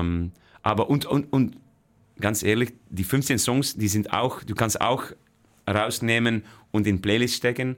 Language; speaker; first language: German; non-native, fluent; Dutch